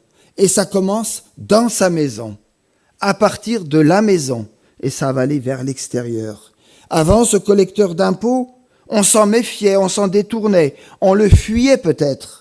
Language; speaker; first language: French; native; French